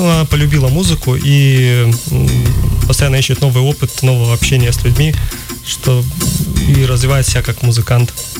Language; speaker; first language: Russian; native; Russian